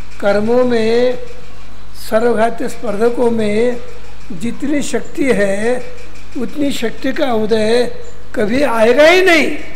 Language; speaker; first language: Hindi; non-native, local second language; Kannada